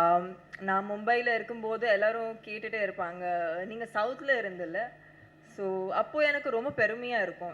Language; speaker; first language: Tamil; non-native, learner; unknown